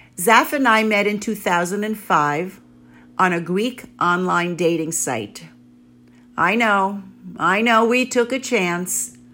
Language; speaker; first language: English; early bilingual, other home language; Greek